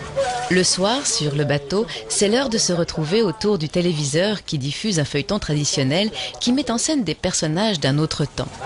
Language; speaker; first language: French; native; French